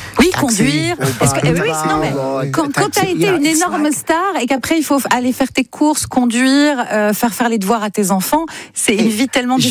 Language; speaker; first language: French; native; French